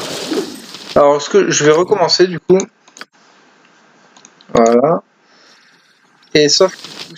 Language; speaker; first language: French; native; French